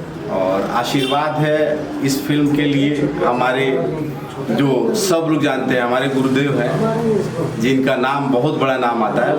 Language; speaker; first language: Hindi; native; Hindi